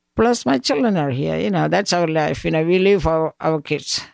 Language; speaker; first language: English; non-native, local second language; Malayalam